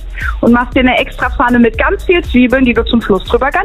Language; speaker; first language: German; native; German